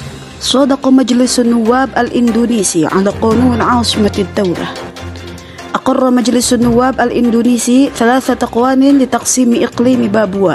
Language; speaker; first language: Arabic; non-native, learner; Indonesian